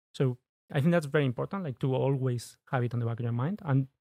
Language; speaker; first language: English; non-native, fluent; Spanish